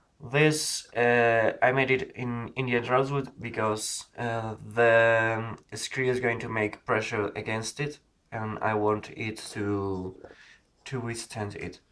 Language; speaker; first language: English; non-native, learner; Spanish